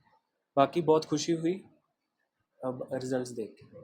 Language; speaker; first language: Hindi; native; Hindi